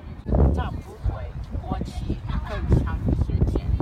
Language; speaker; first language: Chinese; non-native, learner; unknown